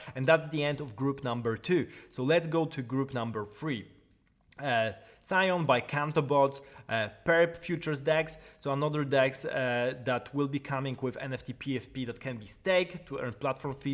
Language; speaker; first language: English; non-native, fluent; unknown